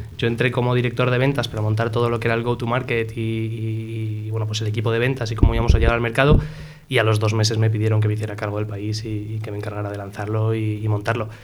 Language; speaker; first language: Spanish; native; Spanish